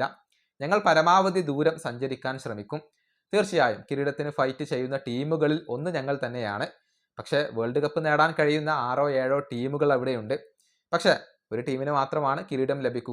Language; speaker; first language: Malayalam; native; Malayalam